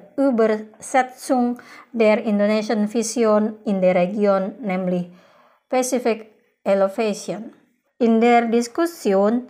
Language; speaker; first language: German; non-native, fluent; Indonesian